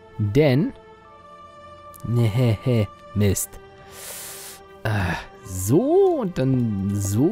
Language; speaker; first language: German; native; German